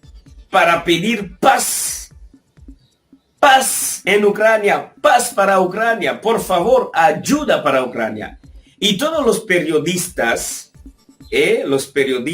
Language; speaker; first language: Spanish; non-native, fluent; Haitian Creole